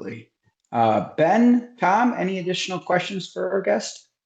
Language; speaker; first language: English; native; English